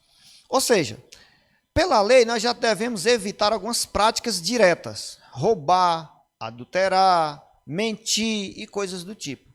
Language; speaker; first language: Portuguese; native; Portuguese